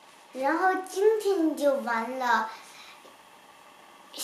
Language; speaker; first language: Chinese; early bilingual, heritage; Chinese